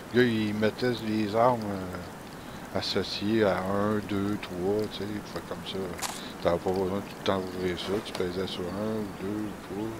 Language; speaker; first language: French; native; French